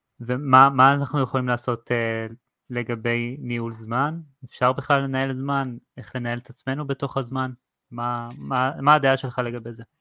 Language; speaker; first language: Hebrew; native; Hebrew